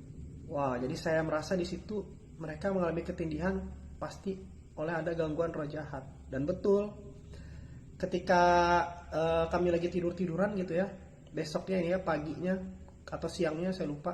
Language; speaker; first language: Indonesian; native; Indonesian